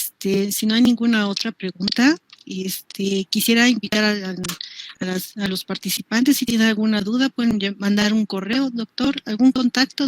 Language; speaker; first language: Spanish; native; Spanish